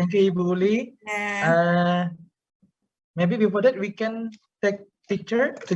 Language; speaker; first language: English; non-native, fluent; Indonesian